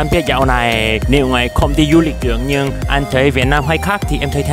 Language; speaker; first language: Vietnamese; non-native, learner; Korean